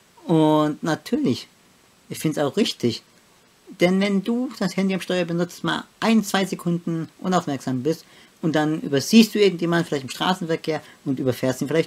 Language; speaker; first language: German; native; German